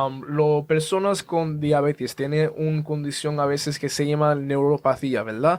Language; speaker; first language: Spanish; early bilingual, heritage; Spanish